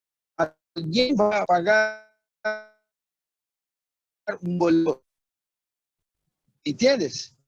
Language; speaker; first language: Spanish; non-native, fluent; Portuguese